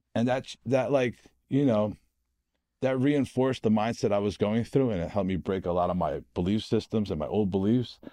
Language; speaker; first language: English; native; English